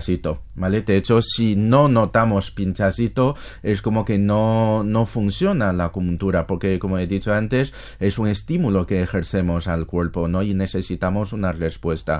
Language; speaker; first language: Spanish; non-native, fluent; Chinese